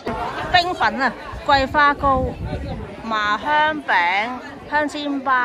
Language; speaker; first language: Chinese; native; Chinese